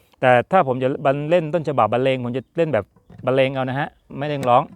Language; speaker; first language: Thai; native; Thai